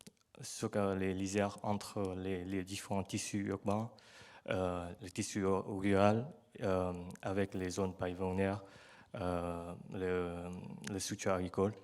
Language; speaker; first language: French; non-native, learner; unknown